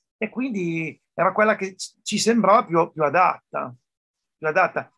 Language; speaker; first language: Italian; native; Italian